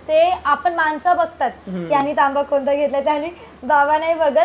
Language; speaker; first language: Marathi; non-native, fluent; Hindi